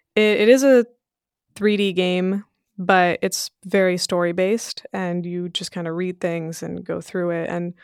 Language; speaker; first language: English; early bilingual, other home language; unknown